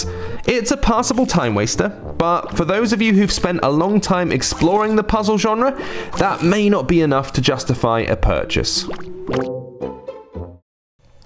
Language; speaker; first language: English; native; English